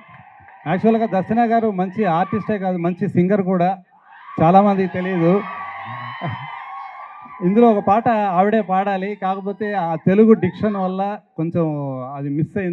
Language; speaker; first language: Telugu; native; Telugu